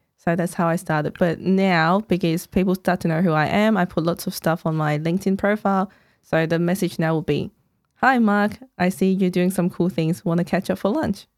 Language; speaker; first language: English; non-native, fluent; Cantonese